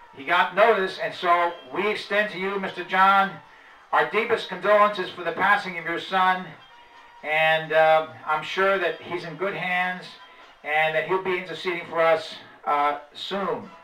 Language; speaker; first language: English; native; English